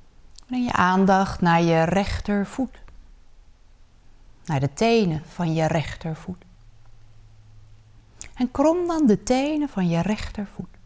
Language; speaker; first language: Dutch; native; Dutch